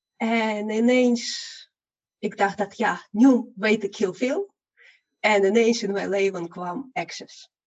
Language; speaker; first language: Dutch; non-native, fluent; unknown